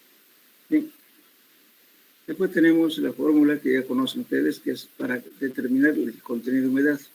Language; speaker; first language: Spanish; native; Spanish